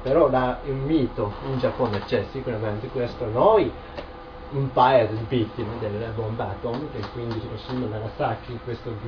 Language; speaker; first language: Italian; non-native, learner; Japanese